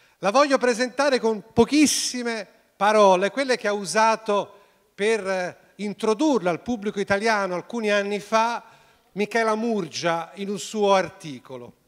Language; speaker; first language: Italian; native; Italian